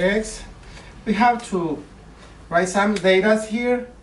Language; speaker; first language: English; non-native, learner; Spanish